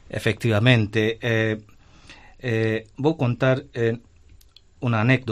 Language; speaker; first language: Galician; non-native, fluent; Hindi